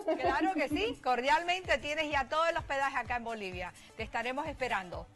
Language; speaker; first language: Spanish; native; Spanish